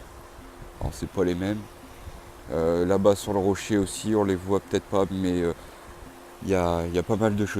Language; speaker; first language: French; native; French